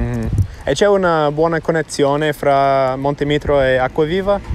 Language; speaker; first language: Italian; non-native, fluent; English